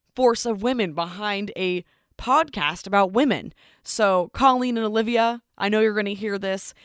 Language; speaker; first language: English; native; English